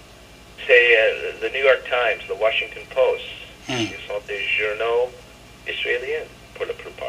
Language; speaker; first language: French; non-native, fluent; English